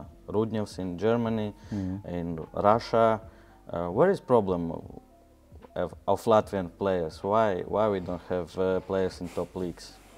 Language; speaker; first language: English; non-native, learner; Latvian